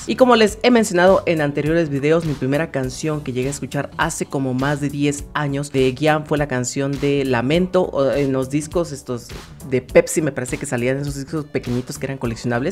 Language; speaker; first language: Spanish; native; Spanish